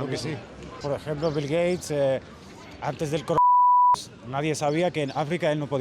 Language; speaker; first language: Spanish; native; Spanish